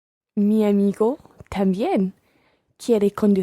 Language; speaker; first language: Spanish; non-native, learner; English